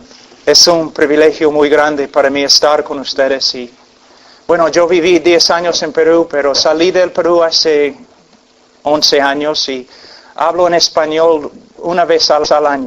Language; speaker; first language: Spanish; non-native, fluent; English